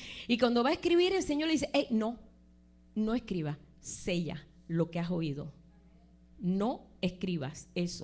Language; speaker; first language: Spanish; native; Spanish